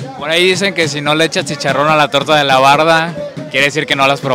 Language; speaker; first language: Spanish; native; Spanish